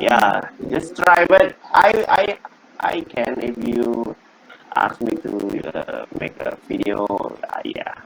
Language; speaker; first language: English; non-native, learner; Indonesian